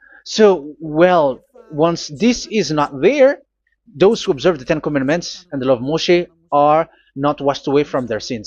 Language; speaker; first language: English; non-native, fluent; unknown